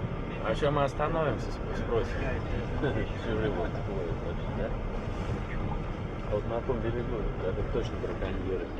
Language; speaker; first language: Russian; native; Russian